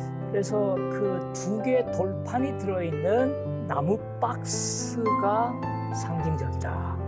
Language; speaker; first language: Korean; native; Korean